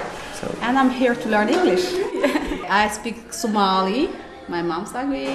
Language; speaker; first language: English; non-native, learner; Somali